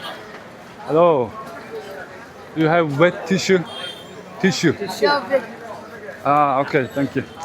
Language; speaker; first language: English; non-native, learner; Mongolian